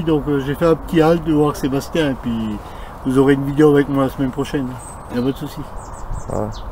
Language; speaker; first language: French; native; French